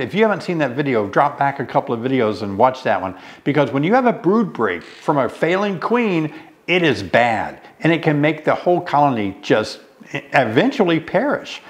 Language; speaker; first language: English; native; English